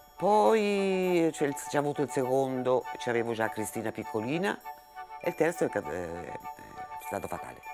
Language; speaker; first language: Italian; native; Italian